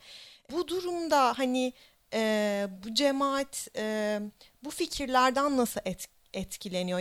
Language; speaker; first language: Turkish; native; Turkish